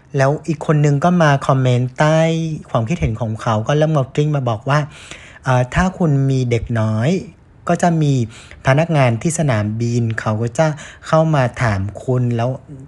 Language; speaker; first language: Thai; non-native, fluent; Vietnamese